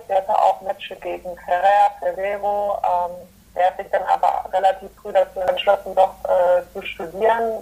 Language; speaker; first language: German; early bilingual, other home language; Polish